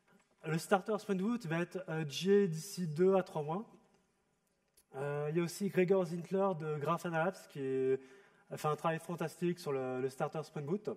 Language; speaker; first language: French; native; French